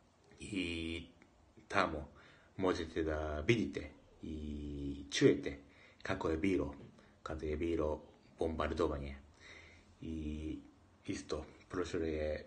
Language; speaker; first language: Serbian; non-native, learner; Japanese